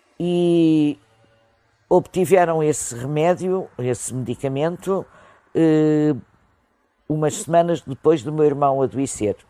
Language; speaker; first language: Portuguese; native; Portuguese